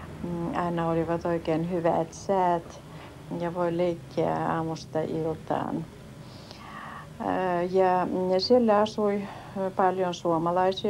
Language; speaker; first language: Finnish; early bilingual, heritage; Finnish